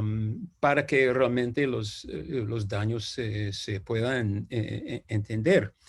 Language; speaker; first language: Spanish; non-native, fluent; English